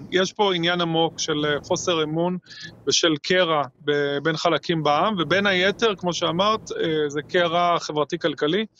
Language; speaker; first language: Hebrew; native; Hebrew